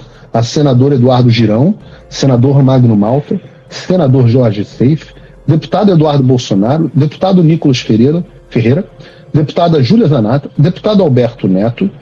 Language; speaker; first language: Portuguese; native; Portuguese